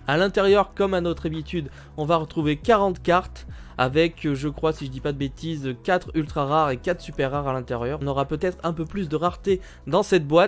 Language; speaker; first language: French; native; French